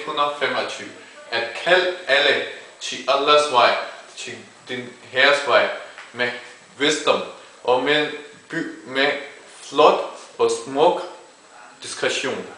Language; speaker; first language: Danish; early bilingual, other home language; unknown